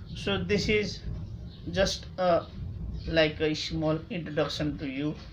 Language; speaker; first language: English; non-native, local second language; Nepali